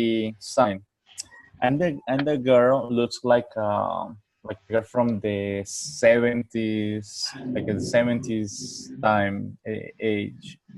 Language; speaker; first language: English; non-native, learner; Spanish